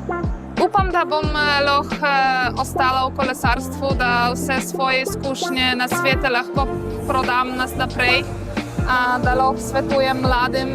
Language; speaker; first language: Slovenian; non-native, fluent; Polish